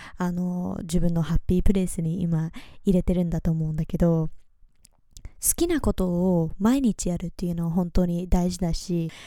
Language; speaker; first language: Japanese; early bilingual, heritage; Japanese